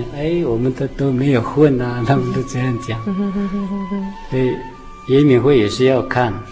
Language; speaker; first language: Chinese; non-native, local second language; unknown